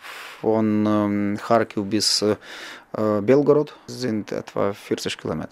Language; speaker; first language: German; non-native, learner; Ukrainian